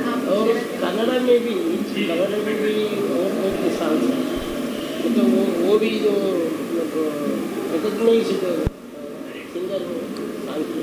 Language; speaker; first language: Hindi; non-native, local second language; Kannada